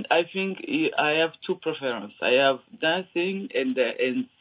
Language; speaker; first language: English; non-native, learner; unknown